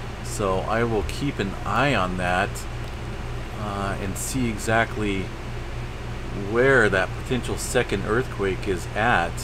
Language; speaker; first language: English; native; English